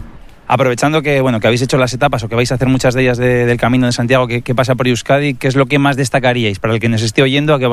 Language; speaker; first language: Spanish; native; Spanish